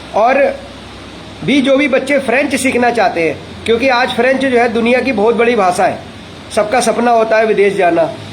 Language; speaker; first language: Hindi; native; Hindi